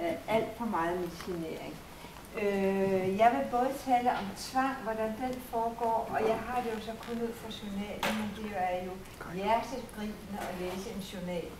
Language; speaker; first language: Danish; native; Danish